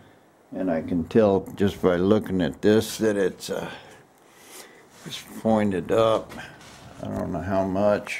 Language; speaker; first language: English; native; English